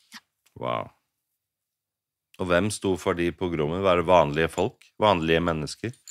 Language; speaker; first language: Norwegian; native; Norwegian